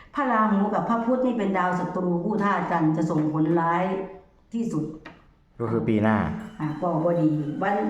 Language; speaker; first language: Thai; non-native, local second language; Northeastern Thai